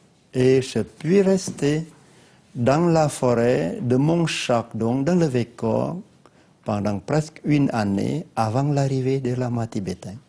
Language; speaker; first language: French; non-native, learner; Lao